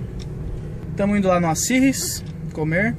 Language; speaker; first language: Portuguese; native; Portuguese